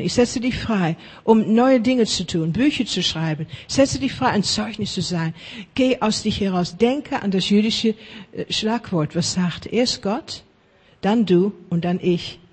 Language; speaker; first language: German; non-native, fluent; Afrikaans